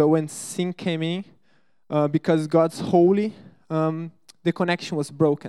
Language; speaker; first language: English; non-native, fluent; Portuguese